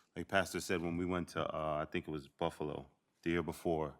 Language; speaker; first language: English; native; English